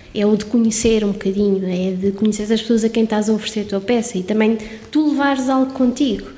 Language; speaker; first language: Portuguese; native; Portuguese